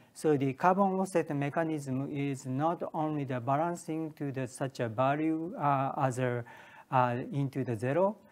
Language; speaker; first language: English; non-native, learner; Japanese